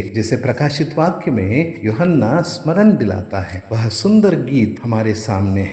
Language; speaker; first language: Hindi; native; Hindi